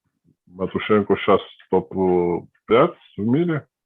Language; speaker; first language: Russian; non-native, fluent; Georgian